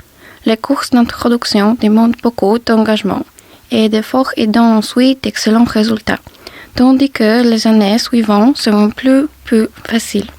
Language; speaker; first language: French; non-native, learner; Polish